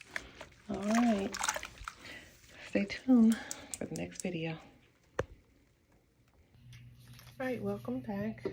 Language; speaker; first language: English; native; English